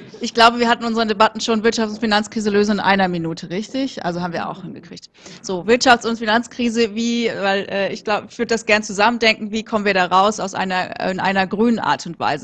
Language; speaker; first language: German; native; German